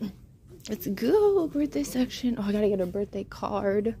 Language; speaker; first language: English; native; English